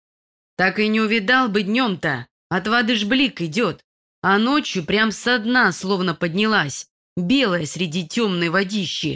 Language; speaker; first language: Russian; native; Russian